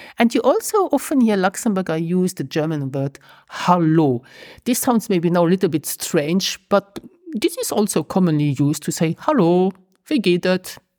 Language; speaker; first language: English; non-native, fluent; Luxembourgish